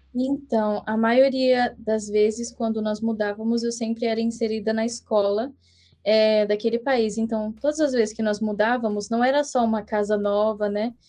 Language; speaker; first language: Portuguese; early bilingual, heritage; English